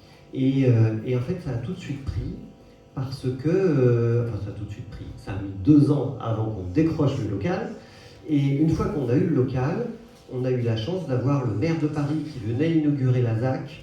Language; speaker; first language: French; native; French